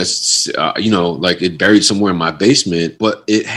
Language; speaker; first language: English; native; English